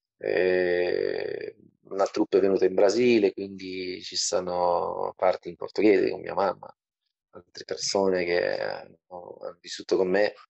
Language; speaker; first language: Italian; non-native, fluent; Portuguese